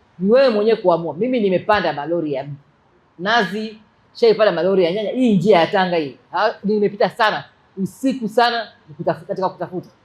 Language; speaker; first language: Swahili; native; Swahili